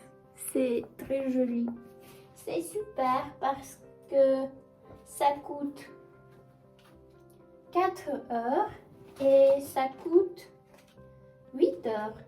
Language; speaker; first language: French; non-native, learner; Russian